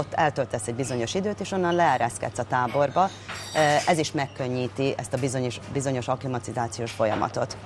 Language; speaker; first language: Hungarian; native; Hungarian